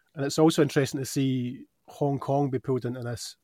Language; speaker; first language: English; native; English